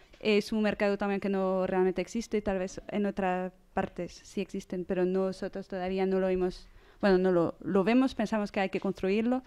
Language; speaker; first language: Spanish; non-native, fluent; French